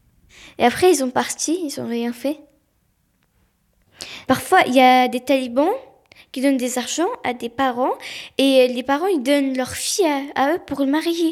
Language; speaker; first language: French; non-native, learner; Persian